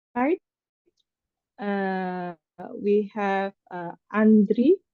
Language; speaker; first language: English; non-native, fluent; Indonesian